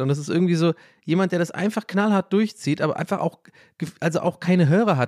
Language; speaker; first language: German; early bilingual, other home language; English